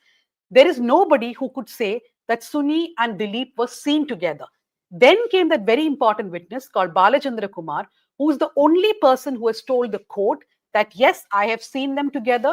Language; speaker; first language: English; non-native, local second language; Malayalam